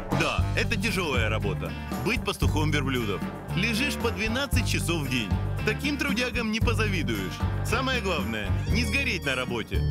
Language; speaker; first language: Russian; native; Russian